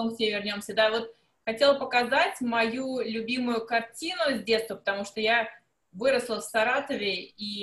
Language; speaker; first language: Russian; native; Russian